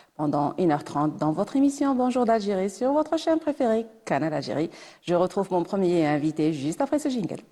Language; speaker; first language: French; non-native, local second language; Arabic